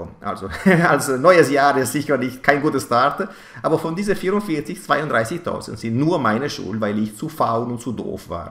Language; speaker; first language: German; non-native, fluent; Italian